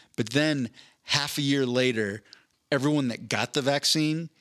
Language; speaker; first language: English; native; English